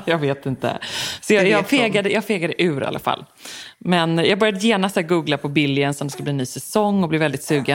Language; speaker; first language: Swedish; native; Swedish